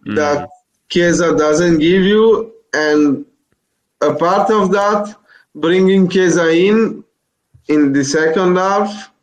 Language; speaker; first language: English; non-native, fluent; Italian